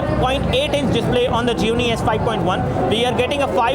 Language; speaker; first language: English; non-native, local second language; Hindi